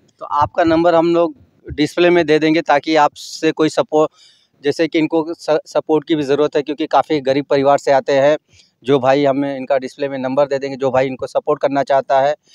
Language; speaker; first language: Hindi; native; Hindi